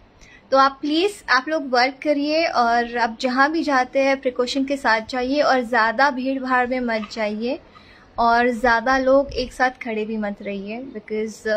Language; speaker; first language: Hindi; native; Hindi